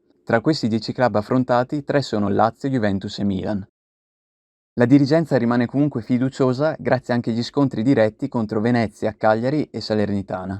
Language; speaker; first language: Italian; native; Italian